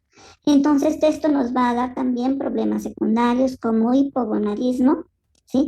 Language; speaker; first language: Spanish; native; Spanish